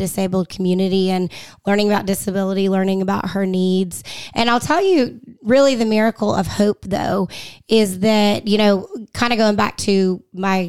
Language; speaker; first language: English; native; English